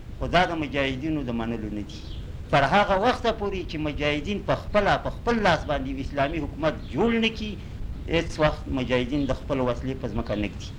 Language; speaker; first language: Pashto; native; Pashto